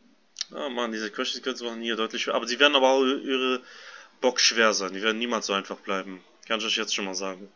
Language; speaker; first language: German; native; German